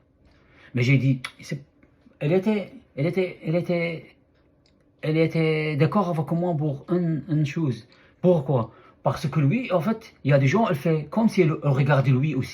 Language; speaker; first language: French; non-native, fluent; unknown